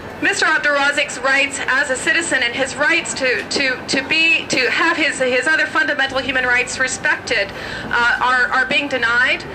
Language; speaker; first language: English; native; English